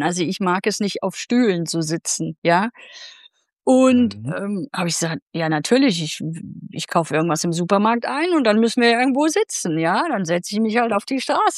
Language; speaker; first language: German; native; German